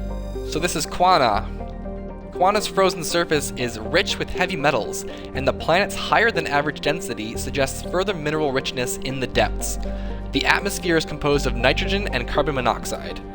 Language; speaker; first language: English; native; English